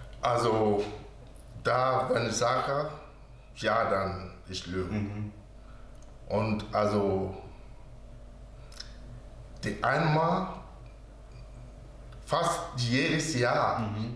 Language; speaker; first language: German; non-native, learner; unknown